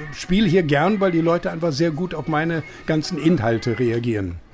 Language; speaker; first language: German; non-native, fluent; English